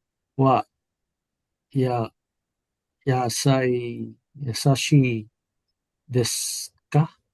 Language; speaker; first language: Japanese; non-native, learner; Filipino